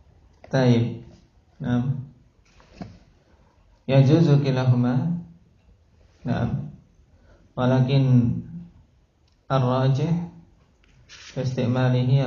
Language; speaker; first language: Arabic; non-native, fluent; Indonesian